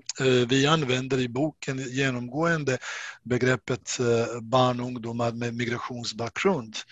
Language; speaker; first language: Swedish; non-native, fluent; Bosnian